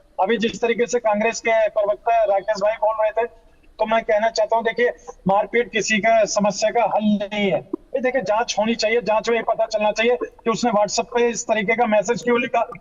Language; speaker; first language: Hindi; native; Hindi